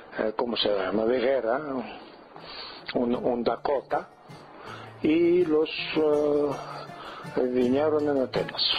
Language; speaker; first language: Spanish; non-native, fluent; Greek